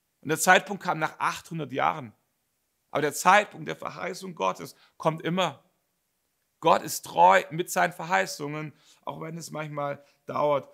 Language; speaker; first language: German; native; German